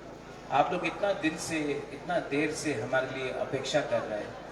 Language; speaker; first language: Hindi; non-native, local second language; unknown